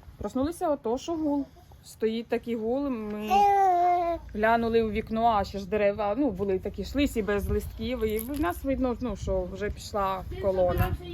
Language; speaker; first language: Ukrainian; native; Ukrainian